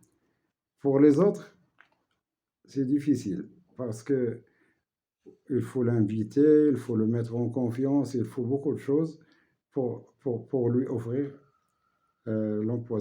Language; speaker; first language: French; non-native, local second language; Arabic